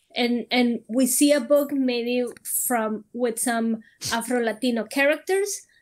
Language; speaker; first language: English; non-native, fluent; Spanish